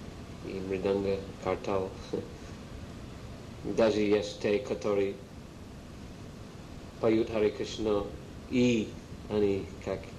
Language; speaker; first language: Russian; non-native, learner; English